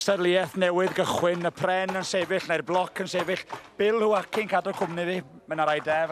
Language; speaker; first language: Welsh; native; Welsh